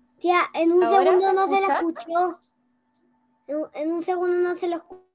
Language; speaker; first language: Spanish; native; Spanish